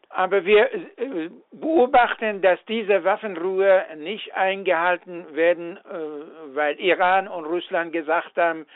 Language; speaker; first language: German; non-native, fluent; Persian